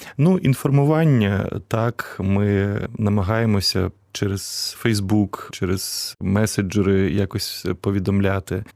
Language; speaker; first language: Ukrainian; native; Ukrainian